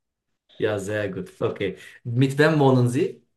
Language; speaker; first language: German; non-native, learner; Turkish